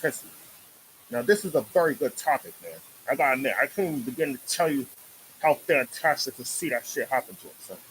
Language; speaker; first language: English; native; English